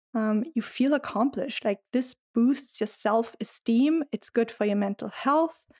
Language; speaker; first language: English; non-native, fluent; German